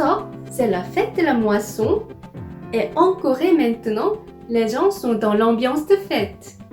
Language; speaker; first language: French; non-native, fluent; Korean